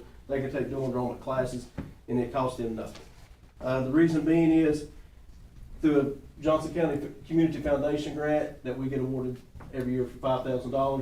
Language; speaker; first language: English; native; English